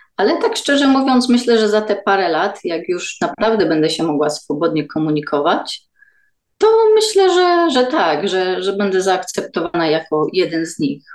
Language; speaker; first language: Polish; native; Polish